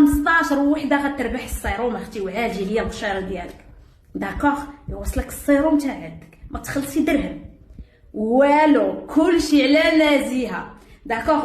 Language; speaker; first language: Arabic; native; Arabic